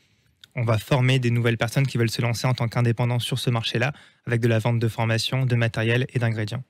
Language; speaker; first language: French; native; French